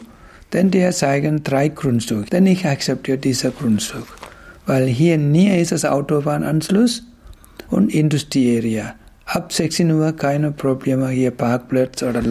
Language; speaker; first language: German; non-native, learner; Tamil